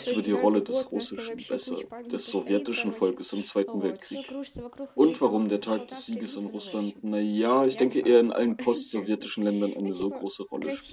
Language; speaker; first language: German; native; German